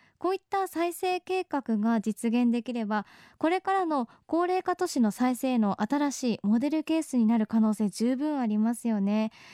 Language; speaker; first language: Japanese; native; Japanese